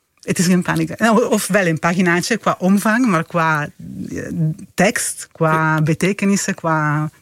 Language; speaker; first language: Dutch; non-native, fluent; Italian